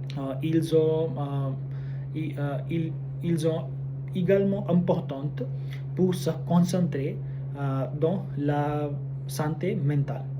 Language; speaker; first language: French; non-native, learner; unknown